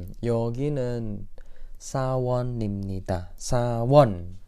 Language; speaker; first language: Korean; non-native, fluent; Indonesian